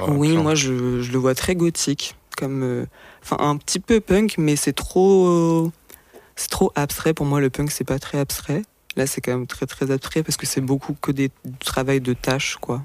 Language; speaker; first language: French; native; French